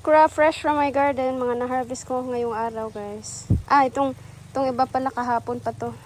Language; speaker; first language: Filipino; non-native, local second language; Cebuano